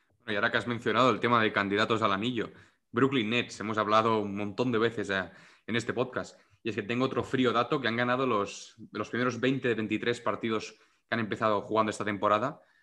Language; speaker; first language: Spanish; non-native, local second language; Catalan